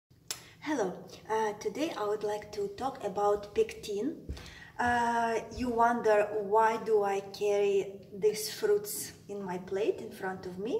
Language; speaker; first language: English; non-native, fluent; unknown